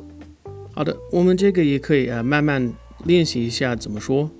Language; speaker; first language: Chinese; non-native, fluent; English